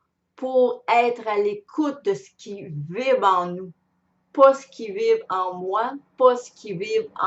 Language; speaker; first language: French; native; French